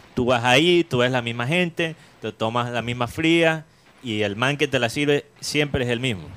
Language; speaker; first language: Spanish; native; Spanish